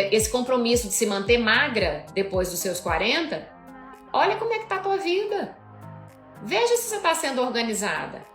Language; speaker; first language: Portuguese; native; Portuguese